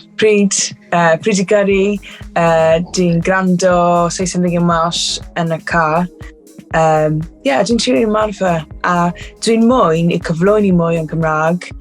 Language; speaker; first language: Welsh; non-native, learner; English